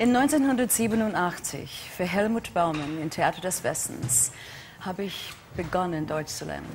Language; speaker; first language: German; non-native, fluent; English